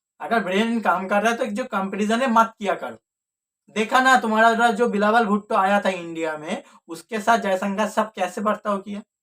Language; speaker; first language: Hindi; native; Hindi